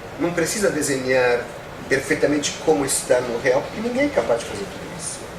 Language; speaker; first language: Portuguese; non-native, fluent; Italian